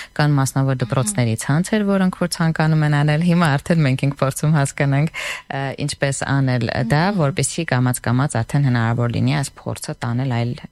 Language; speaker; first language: Armenian; native; Armenian